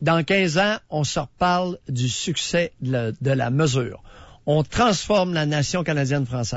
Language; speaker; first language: French; native; French